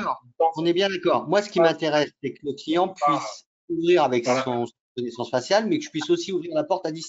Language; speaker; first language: French; native; French